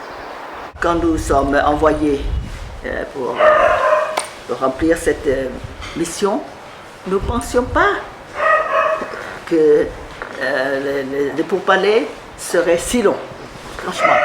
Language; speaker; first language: French; non-native, fluent; Vietnamese